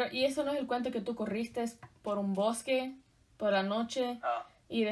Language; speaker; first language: Spanish; early bilingual, heritage; Spanish